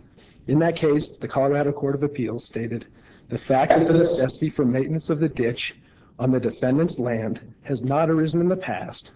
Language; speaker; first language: English; native; English